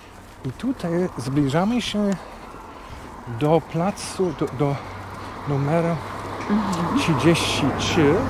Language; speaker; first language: Polish; non-native, fluent; German